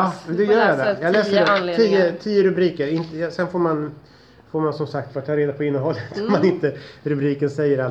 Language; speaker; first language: Swedish; native; Swedish